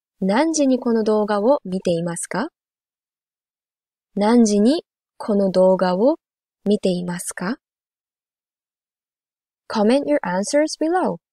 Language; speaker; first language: Japanese; non-native, fluent; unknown